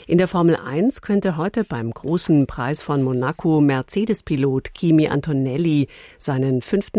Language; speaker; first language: German; native; German